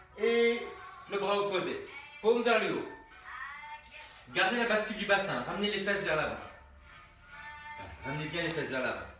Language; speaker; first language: French; native; French